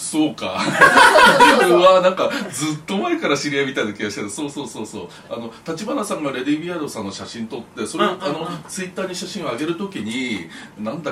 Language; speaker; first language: Japanese; native; Japanese